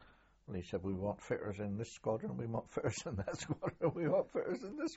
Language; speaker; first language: English; native; English